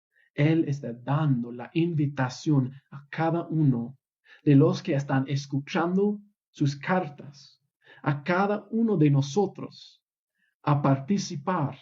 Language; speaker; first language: Spanish; non-native, fluent; English